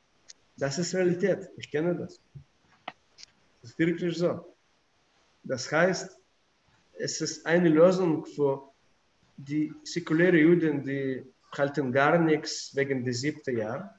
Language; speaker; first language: German; non-native, fluent; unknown